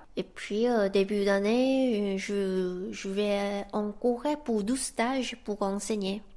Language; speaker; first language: French; non-native, fluent; Korean